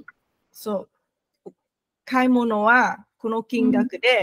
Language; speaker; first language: Japanese; non-native, fluent; Vietnamese